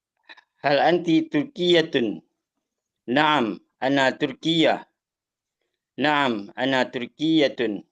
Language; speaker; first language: Arabic; non-native, learner; Malay